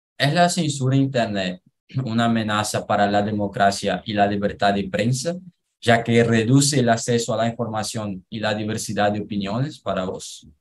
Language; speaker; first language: Spanish; non-native, learner; Portuguese